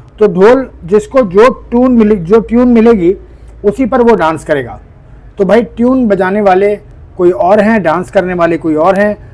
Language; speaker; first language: Urdu; native; Urdu